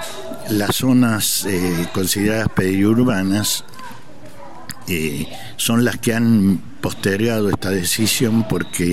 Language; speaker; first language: Spanish; native; Spanish